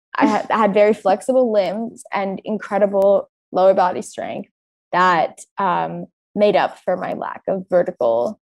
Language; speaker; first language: English; native; English